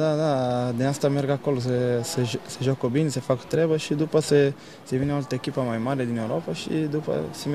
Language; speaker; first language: Romanian; non-native, learner; Portuguese